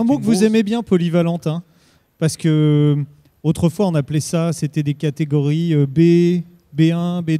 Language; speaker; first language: French; native; French